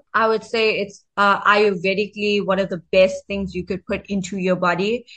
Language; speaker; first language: English; native; English